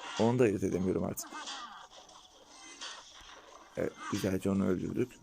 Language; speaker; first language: Turkish; native; Turkish